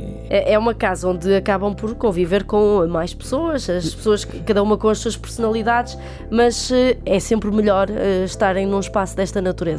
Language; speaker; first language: Portuguese; native; Portuguese